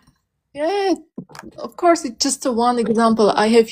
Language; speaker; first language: English; non-native, learner; Armenian